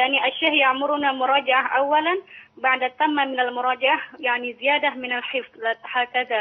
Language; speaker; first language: Arabic; non-native, learner; Indonesian